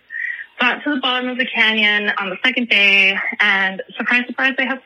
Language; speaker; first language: English; native; English